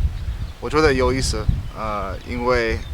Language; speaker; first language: Chinese; non-native, learner; English